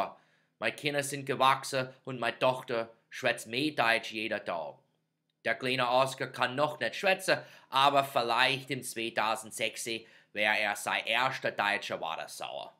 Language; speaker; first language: German; non-native, fluent; English